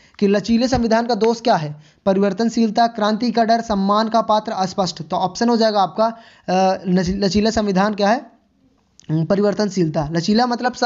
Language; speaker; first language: Hindi; native; Hindi